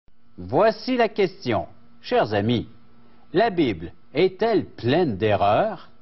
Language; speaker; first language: French; native; French